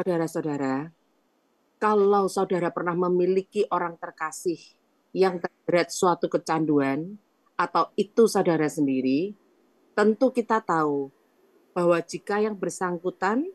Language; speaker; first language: Indonesian; native; Indonesian